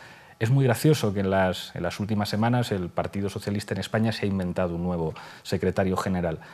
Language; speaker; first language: Spanish; native; Spanish